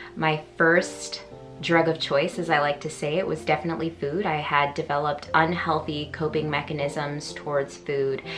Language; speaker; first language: English; native; English